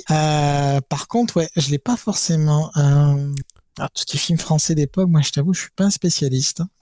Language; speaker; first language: French; native; French